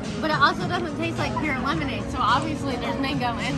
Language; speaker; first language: English; native; English